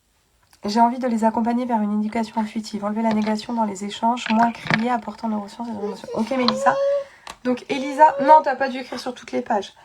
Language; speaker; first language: French; native; French